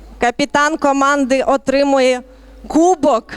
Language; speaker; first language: Ukrainian; native; Ukrainian